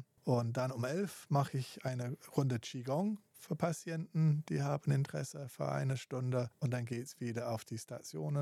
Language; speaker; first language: German; non-native, fluent; English